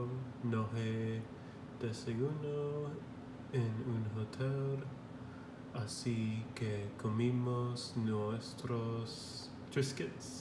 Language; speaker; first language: Spanish; non-native, learner; English